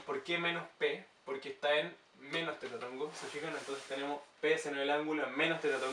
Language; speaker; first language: Spanish; native; Spanish